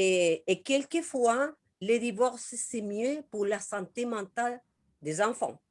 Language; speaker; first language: French; non-native, learner; Spanish